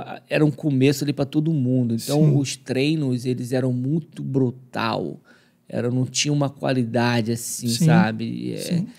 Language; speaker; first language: Portuguese; native; Portuguese